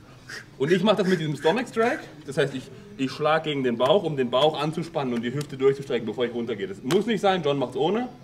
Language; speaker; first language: German; native; German